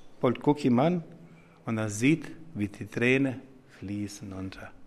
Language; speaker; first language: German; non-native, fluent; Serbian